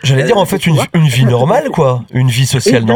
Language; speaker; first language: French; native; French